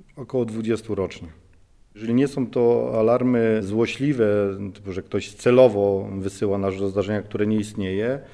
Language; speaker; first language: Polish; native; Polish